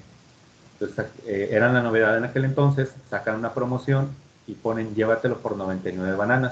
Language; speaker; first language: Spanish; native; Spanish